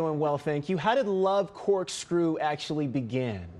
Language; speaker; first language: English; native; English